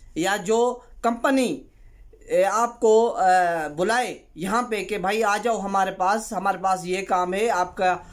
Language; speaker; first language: Urdu; non-native, local second language; Sindhi